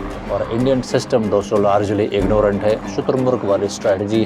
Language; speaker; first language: Hindi; native; Hindi